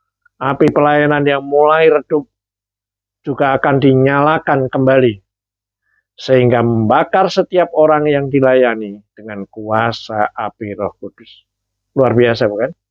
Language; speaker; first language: Indonesian; native; Indonesian